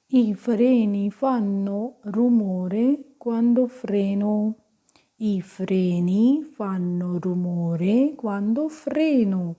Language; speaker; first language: Italian; non-native, fluent; Punjabi